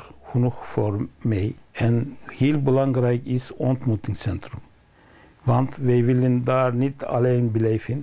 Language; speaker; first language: Dutch; non-native, learner; Turkish